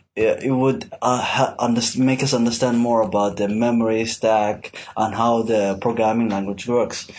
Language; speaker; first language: English; non-native, fluent; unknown